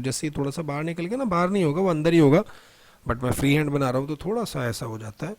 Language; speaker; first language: Hindi; native; Hindi